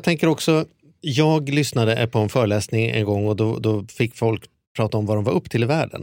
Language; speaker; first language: Swedish; native; Swedish